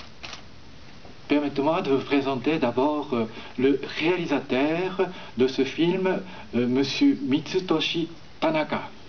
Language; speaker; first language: French; non-native, fluent; Japanese